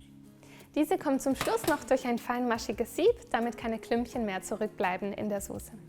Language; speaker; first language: German; native; German